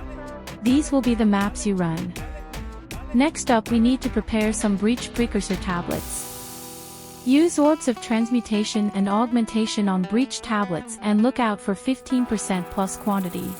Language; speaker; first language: English; native; English